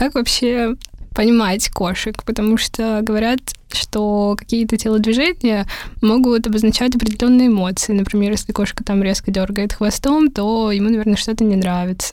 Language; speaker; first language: Russian; native; Russian